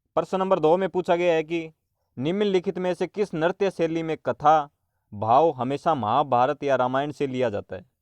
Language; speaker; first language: Hindi; native; Hindi